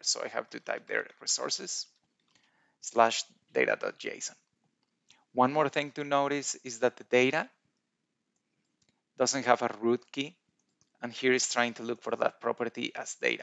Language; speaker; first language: English; non-native, fluent; Spanish